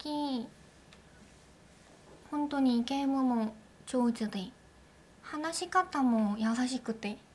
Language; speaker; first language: Japanese; non-native, learner; Korean